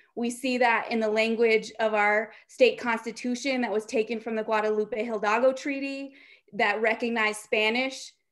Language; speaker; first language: English; native; English